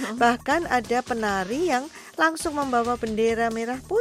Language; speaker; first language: Indonesian; native; Indonesian